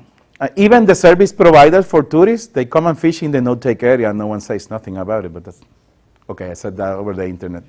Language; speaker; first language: English; non-native, local second language; Spanish